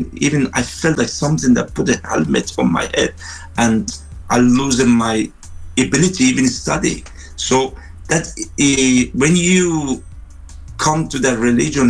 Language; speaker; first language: English; non-native, fluent; Persian